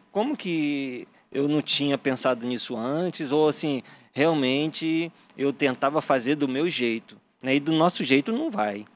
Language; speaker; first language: Portuguese; native; Portuguese